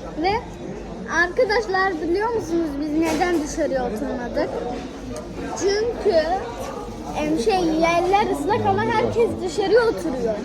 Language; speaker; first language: Turkish; early bilingual, heritage; Turkish